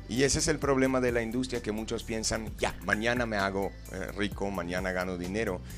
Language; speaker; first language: Spanish; non-native, fluent; English